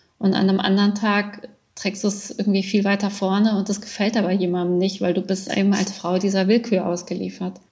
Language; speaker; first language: German; early bilingual, other home language; Persian